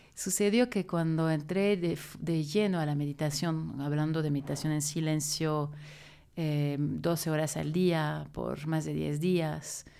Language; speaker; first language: Spanish; non-native, fluent; French